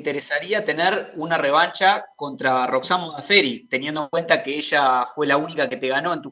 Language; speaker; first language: Spanish; native; Spanish